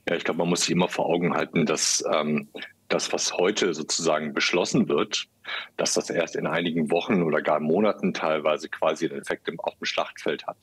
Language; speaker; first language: German; native; German